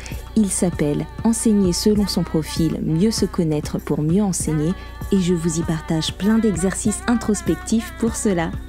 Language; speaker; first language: French; native; French